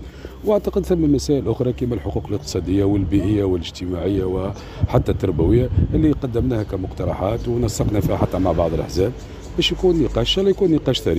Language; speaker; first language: Arabic; native; Arabic